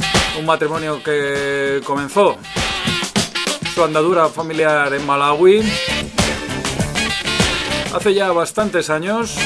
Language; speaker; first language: Spanish; native; Spanish